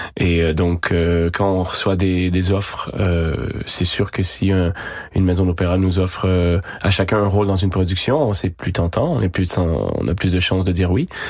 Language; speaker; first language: French; native; French